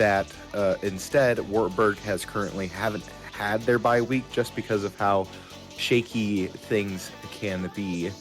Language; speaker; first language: English; native; English